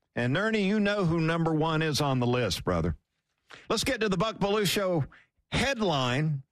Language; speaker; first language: English; native; English